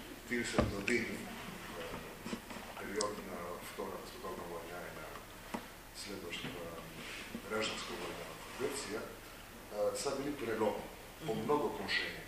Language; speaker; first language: Bulgarian; non-native, fluent; Greek